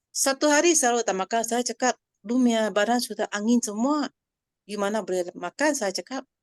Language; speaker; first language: Malay; non-native, local second language; Chinese